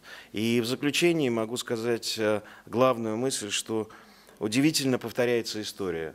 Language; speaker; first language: Russian; native; Russian